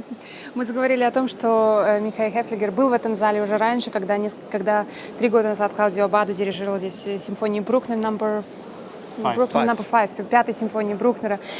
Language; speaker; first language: Russian; native; Russian